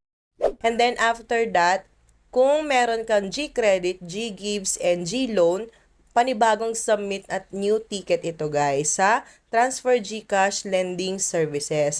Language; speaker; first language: Filipino; native; Filipino